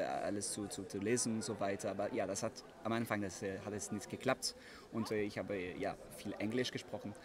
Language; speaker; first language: German; non-native, learner; French